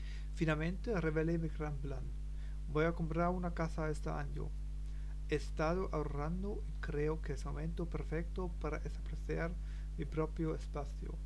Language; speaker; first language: Spanish; non-native, learner; German